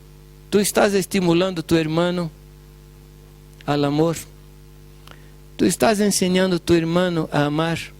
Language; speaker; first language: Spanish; non-native, fluent; Portuguese